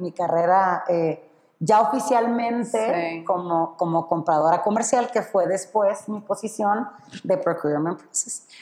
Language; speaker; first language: Spanish; native; Spanish